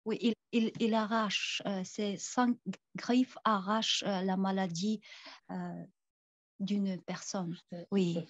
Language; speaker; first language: French; non-native, fluent; Tuvinian